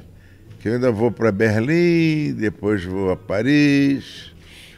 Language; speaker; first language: Portuguese; native; Portuguese